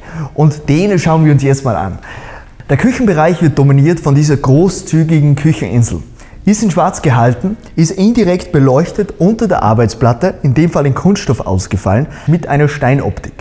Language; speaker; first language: German; native; German